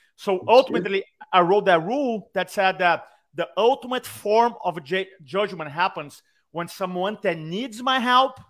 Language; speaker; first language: English; non-native, fluent; Portuguese